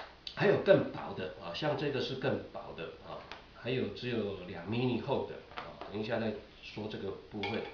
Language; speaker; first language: Chinese; native; Chinese